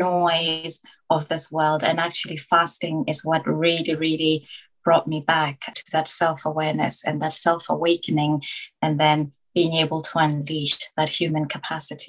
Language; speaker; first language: English; non-native, local second language; Tswana